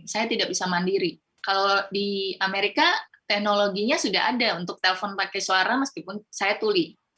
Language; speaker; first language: Indonesian; non-native, local second language; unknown